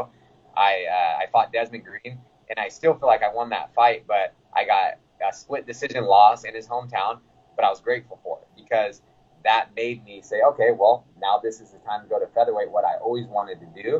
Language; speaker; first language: English; native; English